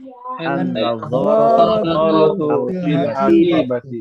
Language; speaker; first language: Arabic; non-native, learner; Indonesian